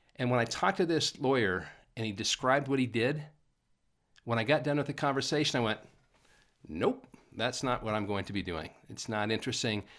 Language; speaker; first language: English; native; English